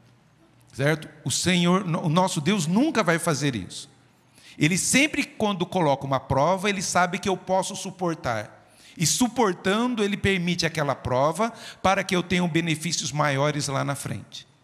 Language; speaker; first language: Portuguese; native; Portuguese